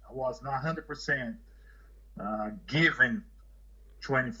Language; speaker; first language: English; non-native, learner; Portuguese